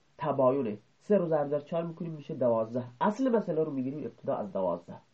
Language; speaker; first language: Persian; non-native, local second language; Baluchi